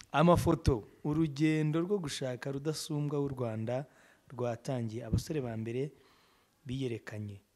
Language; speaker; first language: Kinyarwanda; native; Kinyarwanda